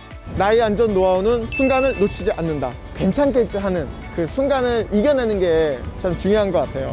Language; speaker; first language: Korean; native; Korean